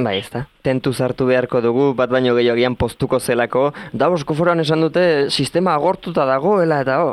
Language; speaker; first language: Basque; native; Basque